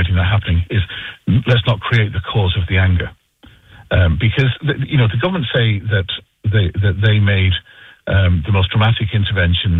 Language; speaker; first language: English; native; English